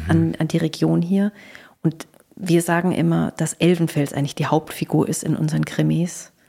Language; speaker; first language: German; native; German